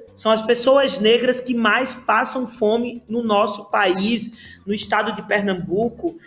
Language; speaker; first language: Portuguese; native; Portuguese